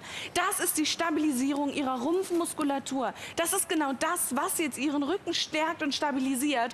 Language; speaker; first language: German; native; German